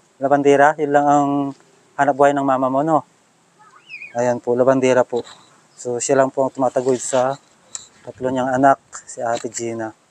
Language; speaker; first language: Filipino; non-native, local second language; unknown